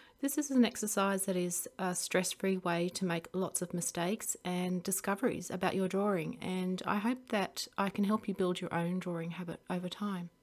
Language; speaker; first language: English; native; English